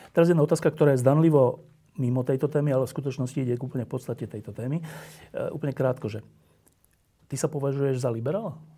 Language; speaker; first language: Slovak; native; Slovak